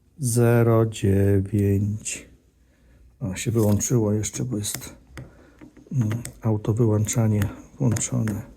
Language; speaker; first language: Polish; native; Polish